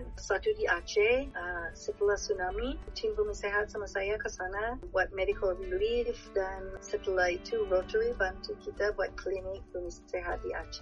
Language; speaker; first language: Indonesian; non-native, fluent; English